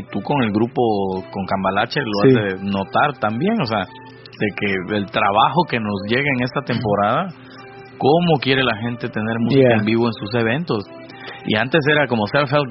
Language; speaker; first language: Spanish; native; Spanish